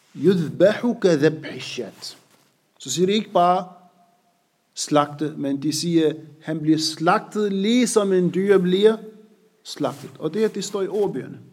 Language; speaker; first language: Danish; non-native, fluent; Arabic